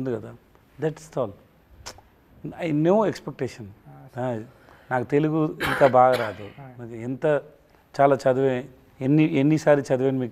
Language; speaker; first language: Telugu; non-native, learner; Tamil